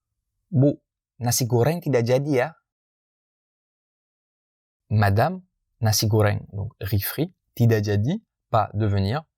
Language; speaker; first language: Indonesian; non-native, fluent; French